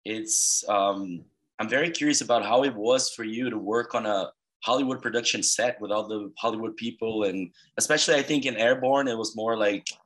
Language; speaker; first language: English; non-native, fluent; Portuguese